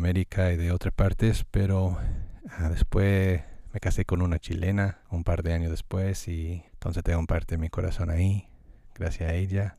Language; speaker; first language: Spanish; non-native, fluent; English